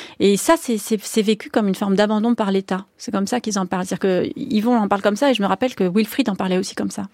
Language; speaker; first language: French; native; French